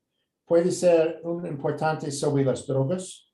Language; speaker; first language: Spanish; non-native, fluent; English